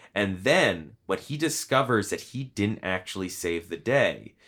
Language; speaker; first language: English; native; English